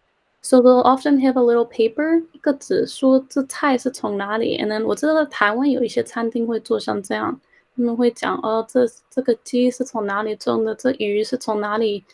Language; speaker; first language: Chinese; early bilingual, heritage; Chinese